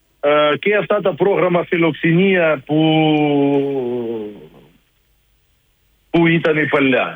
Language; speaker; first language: Greek; non-native, learner; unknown